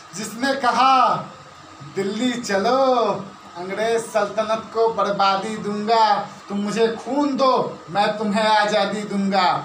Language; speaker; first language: Hindi; native; Hindi